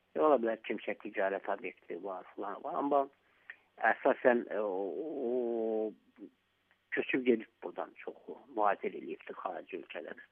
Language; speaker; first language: Azerbaijani; native; Azerbaijani